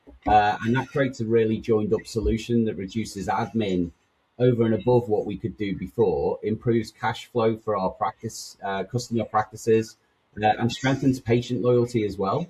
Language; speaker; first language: English; native; English